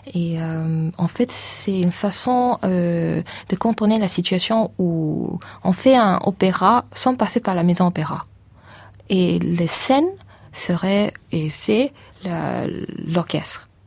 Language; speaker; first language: French; non-native, fluent; English